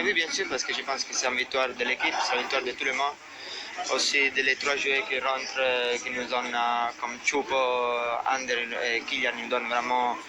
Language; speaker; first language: French; non-native, fluent; Italian